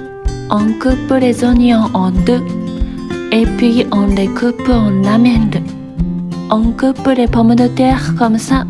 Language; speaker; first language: French; non-native, fluent; Japanese